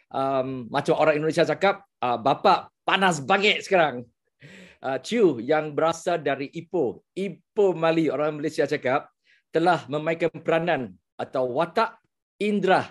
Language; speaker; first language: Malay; non-native, local second language; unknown